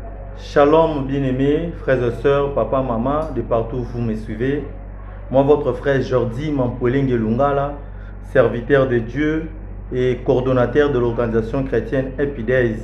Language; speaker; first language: French; non-native, local second language; Lingala